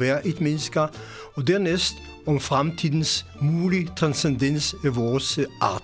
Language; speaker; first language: Danish; non-native, fluent; Hebrew